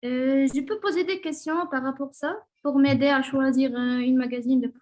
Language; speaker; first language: French; non-native, learner; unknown